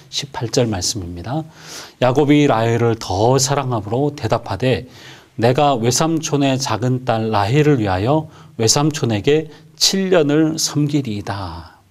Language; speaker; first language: Korean; native; Korean